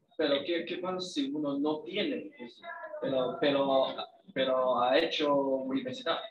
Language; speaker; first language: Spanish; non-native, fluent; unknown